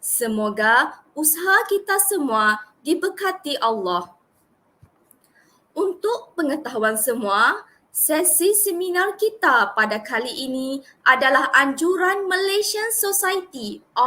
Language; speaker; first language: Malay; native; Malay